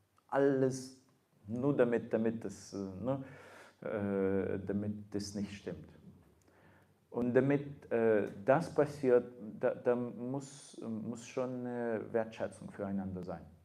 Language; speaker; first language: German; non-native, fluent; Russian